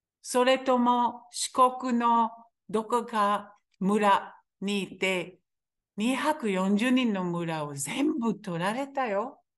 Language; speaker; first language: Japanese; non-native, fluent; Hebrew